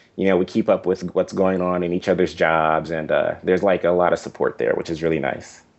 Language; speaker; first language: English; native; English